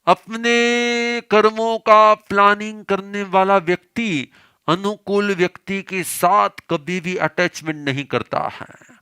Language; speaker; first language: Hindi; non-native, local second language; Gujarati